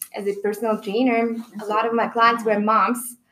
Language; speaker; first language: English; non-native, fluent; Russian